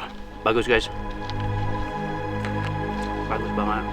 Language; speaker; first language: Indonesian; non-native, learner; English